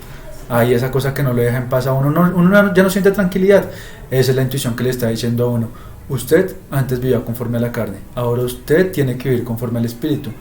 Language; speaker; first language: Spanish; native; Spanish